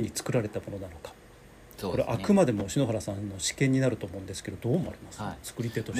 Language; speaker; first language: Japanese; native; Japanese